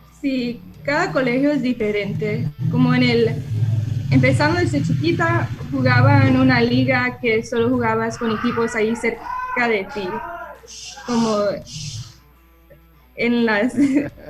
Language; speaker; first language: Spanish; early bilingual, heritage; English